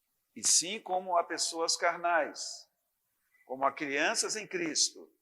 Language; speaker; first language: Portuguese; native; Portuguese